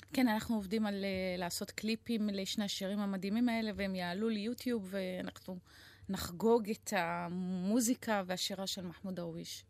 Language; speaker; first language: Hebrew; non-native, local second language; Arabic